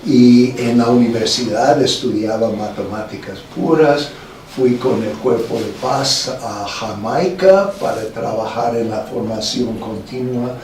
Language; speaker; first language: Spanish; non-native, fluent; English